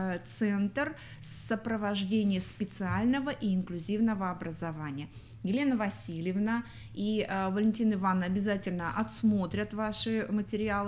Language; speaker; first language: Russian; native; Russian